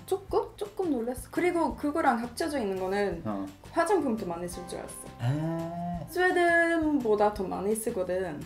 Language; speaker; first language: Korean; non-native, fluent; Swedish